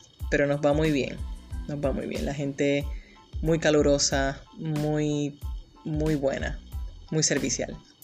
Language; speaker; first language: Spanish; early bilingual, heritage; Spanish